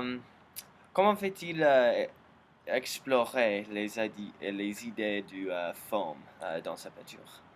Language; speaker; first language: French; non-native, learner; English